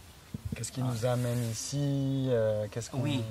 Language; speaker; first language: French; non-native, local second language; Arabic